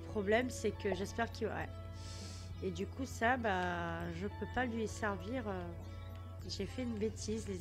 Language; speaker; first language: French; native; French